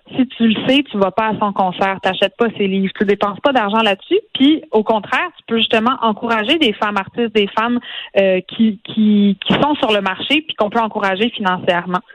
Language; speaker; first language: French; native; French